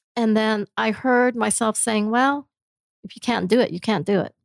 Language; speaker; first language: English; native; English